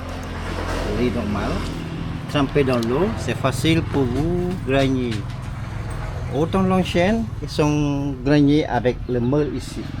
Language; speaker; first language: French; non-native, learner; Khmer